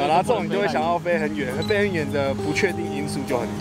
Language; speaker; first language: Chinese; native; Chinese